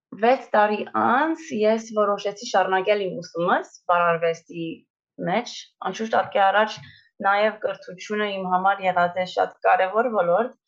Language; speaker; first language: Armenian; early bilingual, heritage; Armenian